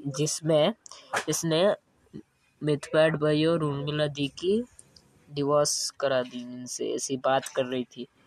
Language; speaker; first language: Hindi; native; Hindi